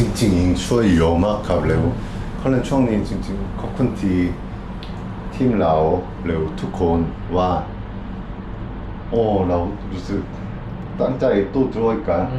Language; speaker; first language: Thai; non-native, learner; Korean